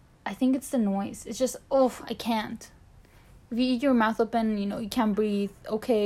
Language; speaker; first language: English; non-native, fluent; Spanish